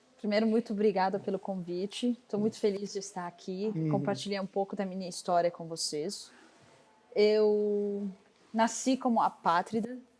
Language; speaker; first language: Portuguese; non-native, fluent; Arabic